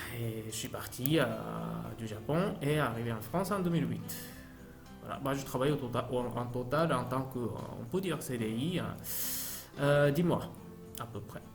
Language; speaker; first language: French; non-native, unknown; Japanese